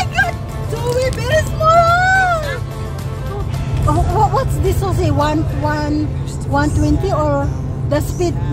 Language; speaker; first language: English; non-native, learner; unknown